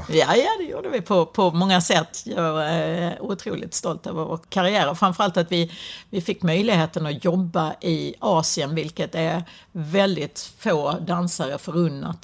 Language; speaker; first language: Swedish; native; Swedish